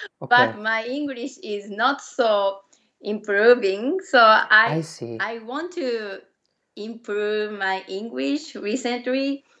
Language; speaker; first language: English; non-native, learner; Japanese